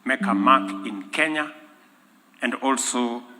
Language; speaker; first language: English; non-native, local second language; Kalenjin